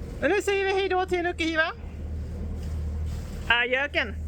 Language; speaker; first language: Swedish; native; Swedish